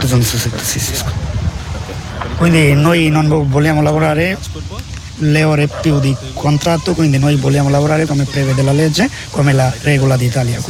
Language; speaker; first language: Italian; non-native, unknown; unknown